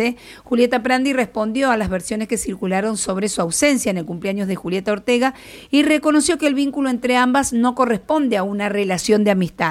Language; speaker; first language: Spanish; native; Spanish